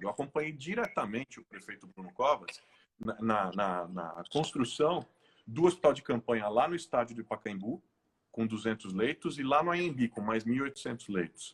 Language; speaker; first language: Portuguese; native; Portuguese